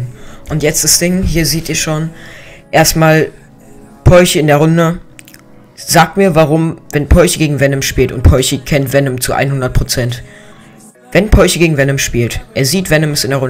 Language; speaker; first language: German; native; German